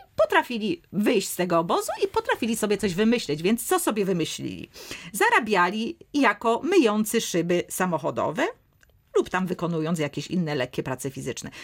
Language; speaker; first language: Polish; native; Polish